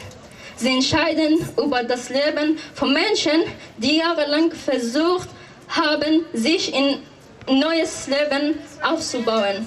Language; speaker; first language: German; non-native, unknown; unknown